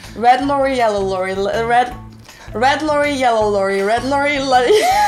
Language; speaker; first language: English; non-native, fluent; German